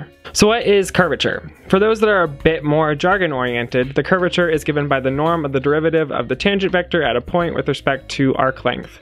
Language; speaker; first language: English; native; English